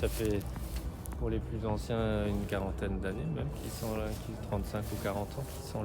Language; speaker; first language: French; native; French